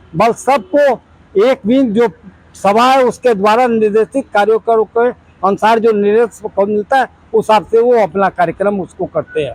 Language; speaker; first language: Hindi; native; Hindi